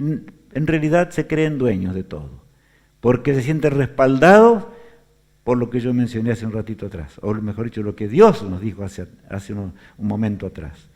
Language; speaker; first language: Spanish; native; Spanish